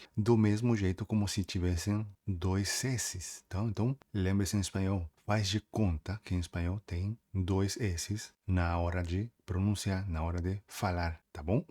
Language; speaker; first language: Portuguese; native; Portuguese